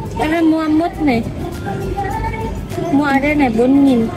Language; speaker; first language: Vietnamese; non-native, learner; Indonesian